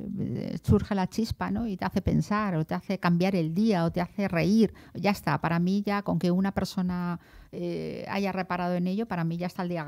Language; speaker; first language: Spanish; native; Spanish